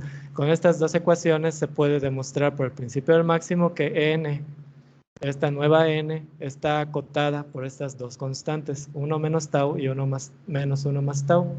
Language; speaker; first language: Spanish; native; Spanish